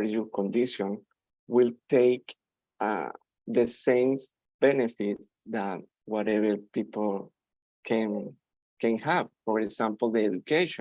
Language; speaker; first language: English; non-native, learner; Spanish